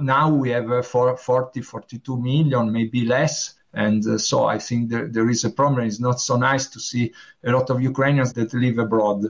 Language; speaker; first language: English; non-native, learner; Italian